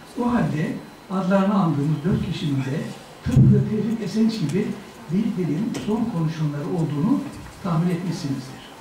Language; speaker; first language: Turkish; native; Turkish